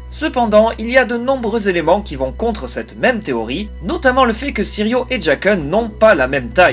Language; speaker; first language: French; native; French